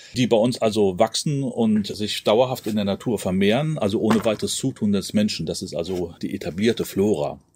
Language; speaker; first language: German; native; German